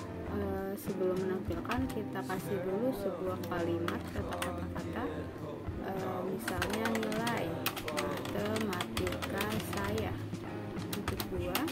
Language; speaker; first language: Indonesian; native; Indonesian